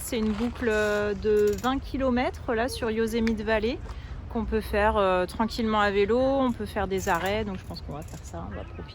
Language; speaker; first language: French; native; French